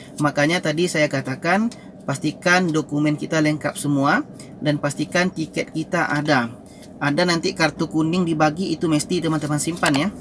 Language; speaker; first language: Malay; native; Malay